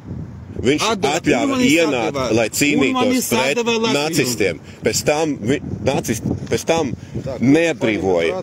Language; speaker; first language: Latvian; native; Latvian